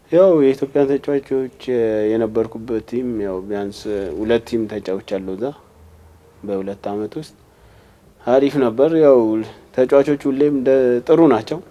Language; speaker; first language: Amharic; non-native, local second language; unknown